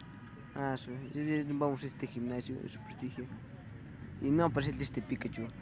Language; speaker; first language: Spanish; native; Spanish